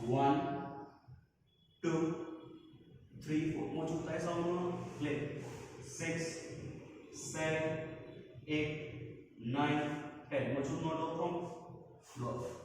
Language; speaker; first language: Vietnamese; non-native, learner; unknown